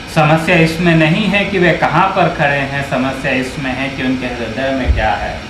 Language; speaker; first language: Hindi; native; Hindi